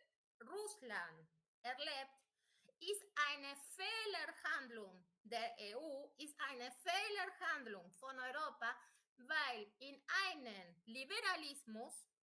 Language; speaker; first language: German; non-native, fluent; Spanish